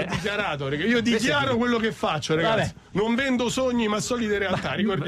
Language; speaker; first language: Italian; native; Italian